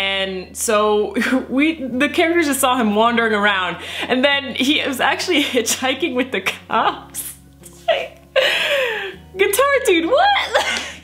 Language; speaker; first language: English; native; English